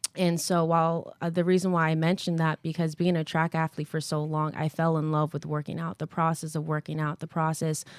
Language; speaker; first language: English; native; English